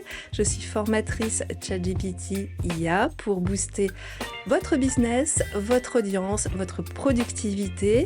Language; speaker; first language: French; native; French